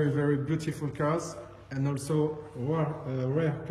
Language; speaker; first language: English; non-native, learner; French